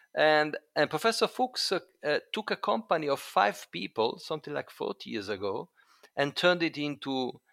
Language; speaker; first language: English; non-native, fluent; Italian